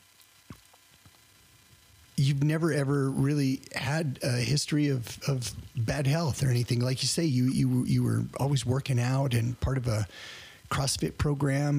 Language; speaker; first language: English; native; English